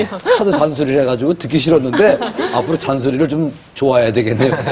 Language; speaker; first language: Korean; native; Korean